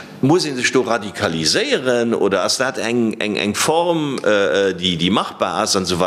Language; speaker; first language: Luxembourgish; native; Luxembourgish